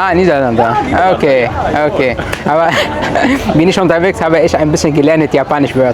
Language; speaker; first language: German; non-native, learner; Arabic